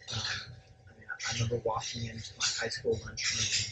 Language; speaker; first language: English; native; English